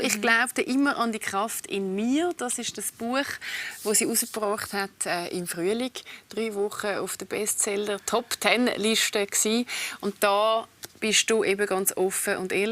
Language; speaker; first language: German; native; German